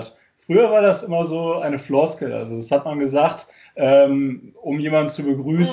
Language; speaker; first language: German; native; German